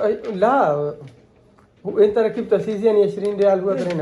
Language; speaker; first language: Arabic; non-native, learner; Urdu